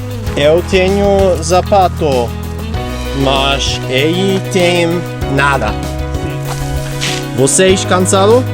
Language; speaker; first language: Portuguese; non-native, learner; English